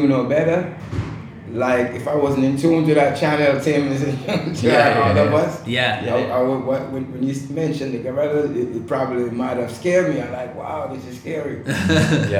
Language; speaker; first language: English; non-native, local second language; Jamaican Creole English